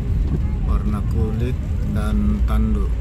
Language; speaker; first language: Indonesian; native; Indonesian